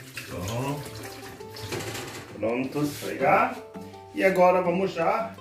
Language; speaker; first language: Portuguese; non-native, learner; German